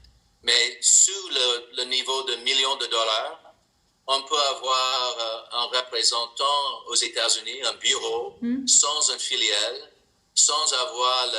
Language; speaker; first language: French; non-native, learner; English